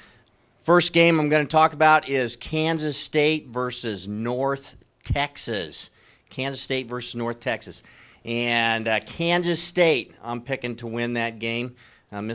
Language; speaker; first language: English; native; English